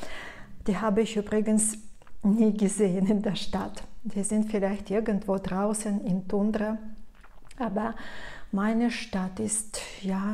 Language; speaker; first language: German; non-native, fluent; Russian